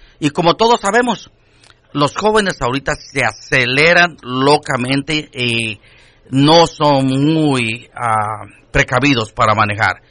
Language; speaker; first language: Spanish; native; Spanish